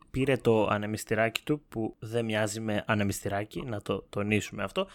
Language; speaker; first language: Greek; native; Greek